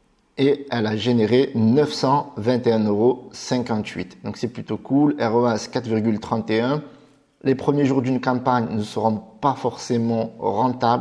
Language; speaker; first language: French; native; French